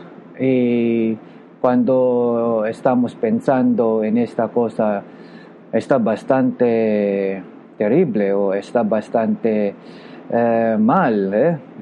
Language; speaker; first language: Spanish; non-native, local second language; Filipino